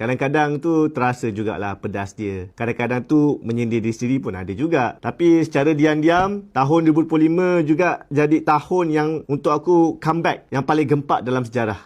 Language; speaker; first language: Malay; native; Malay